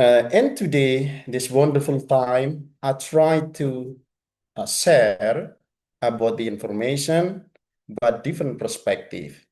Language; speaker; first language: English; non-native, fluent; Indonesian